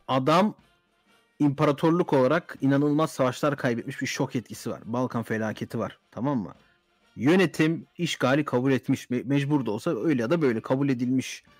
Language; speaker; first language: Turkish; early bilingual, heritage; Turkish